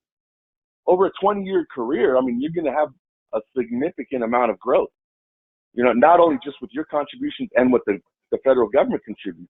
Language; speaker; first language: English; native; English